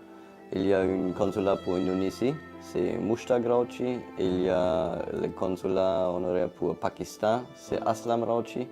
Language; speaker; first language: French; non-native, fluent; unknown